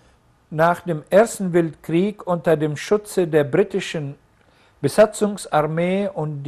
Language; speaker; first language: German; non-native, fluent; Arabic